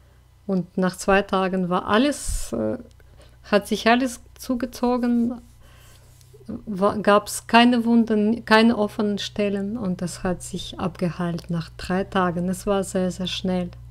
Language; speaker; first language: German; non-native, fluent; Russian